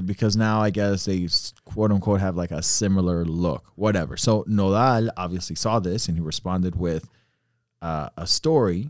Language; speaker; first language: English; early bilingual, other home language; Spanish